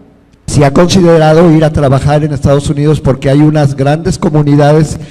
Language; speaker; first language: Spanish; non-native, fluent; Portuguese